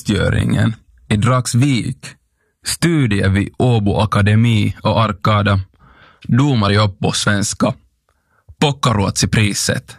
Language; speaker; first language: Swedish; non-native, local second language; Finnish